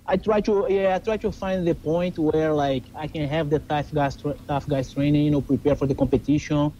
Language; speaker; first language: English; non-native, learner; Portuguese